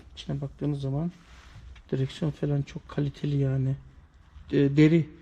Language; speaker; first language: Turkish; early bilingual, heritage; Turkish